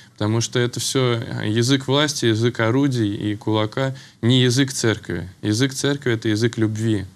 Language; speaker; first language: Russian; native; Russian